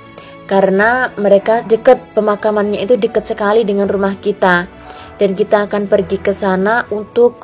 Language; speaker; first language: Indonesian; non-native, local second language; Javanese